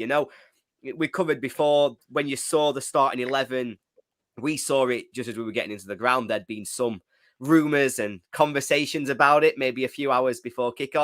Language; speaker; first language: English; native; English